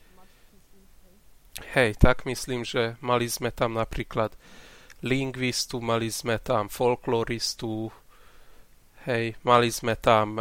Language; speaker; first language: Slovak; non-native, local second language; Hungarian